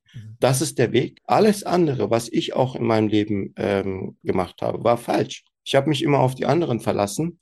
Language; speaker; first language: German; early bilingual, other home language; Turkish